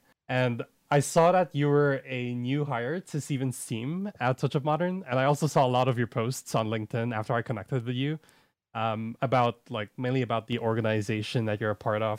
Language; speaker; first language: English; non-native, local second language; Filipino